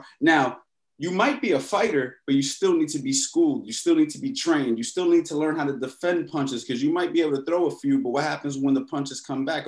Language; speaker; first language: English; native; English